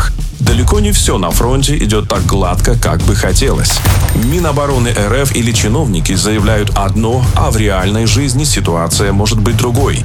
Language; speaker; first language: Russian; native; Russian